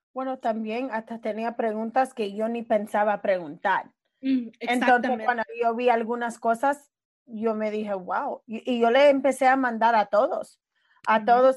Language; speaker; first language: Spanish; early bilingual, other home language; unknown